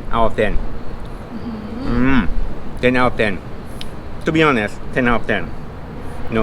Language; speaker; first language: English; non-native, fluent; Thai